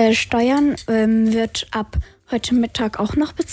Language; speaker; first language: German; native; German